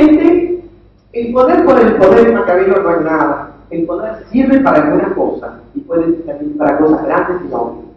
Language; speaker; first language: Spanish; native; Spanish